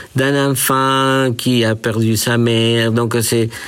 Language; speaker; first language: French; non-native, fluent; Spanish